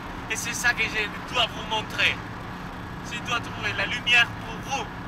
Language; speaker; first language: French; non-native, learner; Spanish